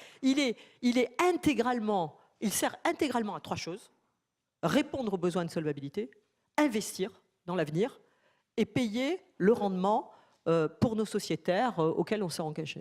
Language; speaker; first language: French; native; French